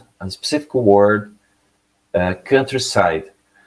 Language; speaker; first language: English; non-native, learner; Portuguese